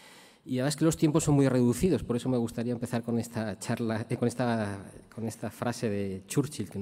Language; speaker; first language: Spanish; native; Spanish